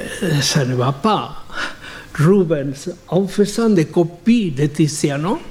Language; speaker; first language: French; non-native, fluent; Spanish